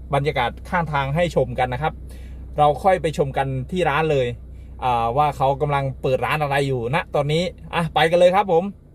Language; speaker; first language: Thai; non-native, local second language; Khmer